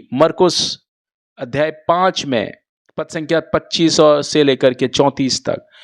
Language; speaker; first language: Hindi; native; Hindi